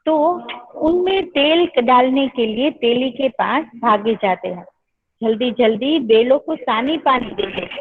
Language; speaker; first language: Hindi; non-native, local second language; Gujarati